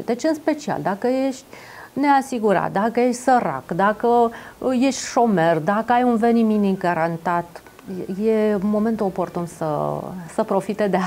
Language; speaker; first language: Romanian; native; Romanian